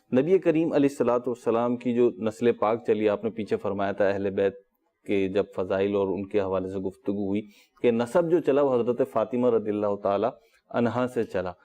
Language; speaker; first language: Urdu; native; Urdu